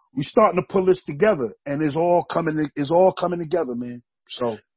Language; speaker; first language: English; native; English